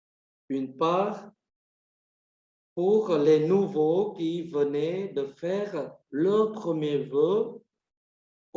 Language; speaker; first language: French; non-native, fluent; Vietnamese